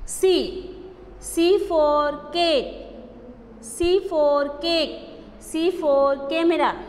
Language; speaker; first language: Hindi; non-native, local second language; Gujarati